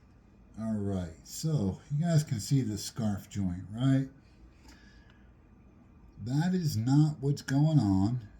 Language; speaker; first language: English; native; English